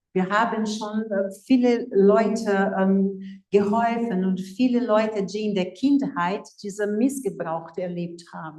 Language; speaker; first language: German; non-native, fluent; Portuguese